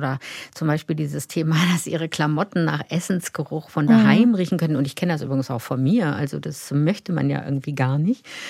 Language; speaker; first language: German; native; German